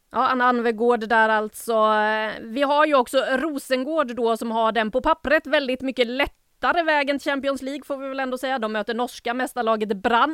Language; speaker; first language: Swedish; native; Swedish